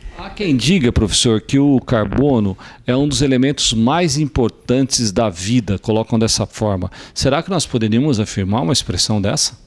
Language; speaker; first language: Portuguese; native; Portuguese